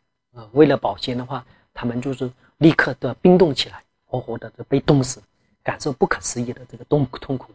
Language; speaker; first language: Chinese; non-native, local second language; Tibetan